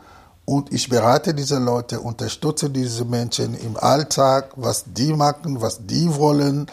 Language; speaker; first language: German; non-native, fluent; Lingala